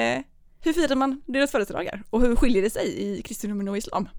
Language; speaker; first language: Swedish; native; Swedish